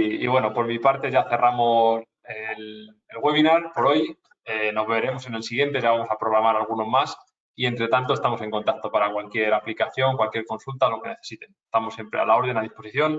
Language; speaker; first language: Spanish; native; Spanish